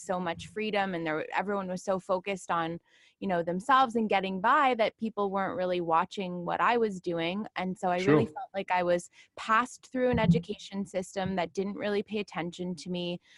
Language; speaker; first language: English; native; English